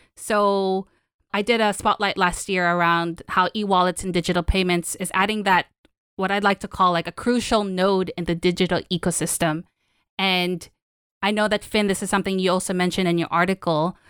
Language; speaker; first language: English; non-native, local second language; Filipino